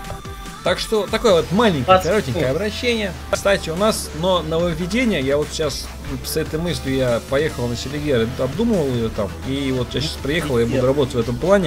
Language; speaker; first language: Russian; native; Russian